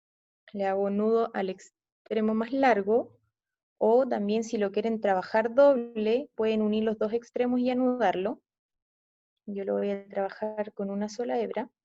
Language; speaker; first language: Spanish; native; Spanish